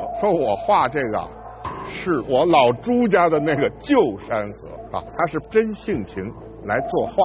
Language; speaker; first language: Chinese; native; Chinese